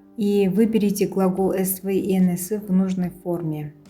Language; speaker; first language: Russian; non-native, local second language; Kazakh